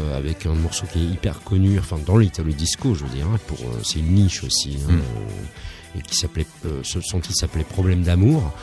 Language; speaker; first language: French; native; French